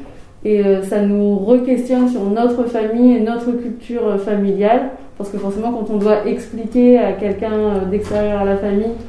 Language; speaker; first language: French; native; French